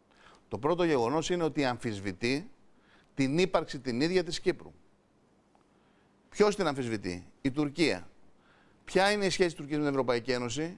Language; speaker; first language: Greek; native; Greek